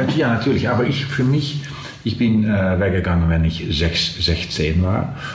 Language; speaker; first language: German; non-native, learner; Dutch